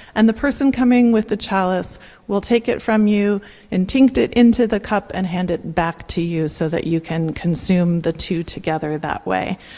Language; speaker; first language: English; native; English